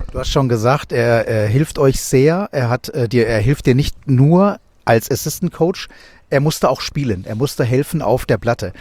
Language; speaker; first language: German; native; German